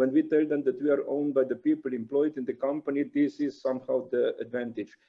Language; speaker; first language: English; non-native, fluent; Slovenian